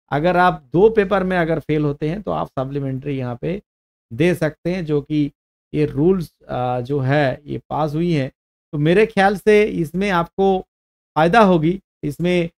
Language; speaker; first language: Hindi; non-native, local second language; Bangla